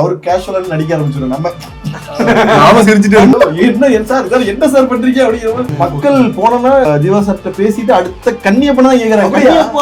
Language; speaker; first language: Tamil; native; Tamil